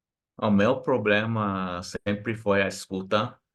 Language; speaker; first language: Portuguese; non-native, fluent; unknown